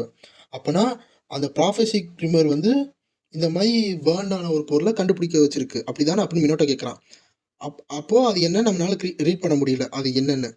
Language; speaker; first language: Tamil; native; Tamil